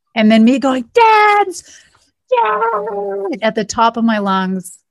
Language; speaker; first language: English; native; English